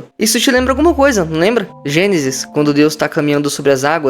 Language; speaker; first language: Portuguese; native; Portuguese